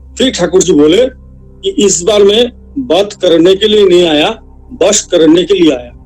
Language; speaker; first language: Hindi; non-native, local second language; Assamese